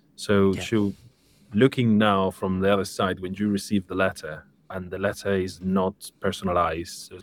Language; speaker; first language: English; non-native, fluent; Spanish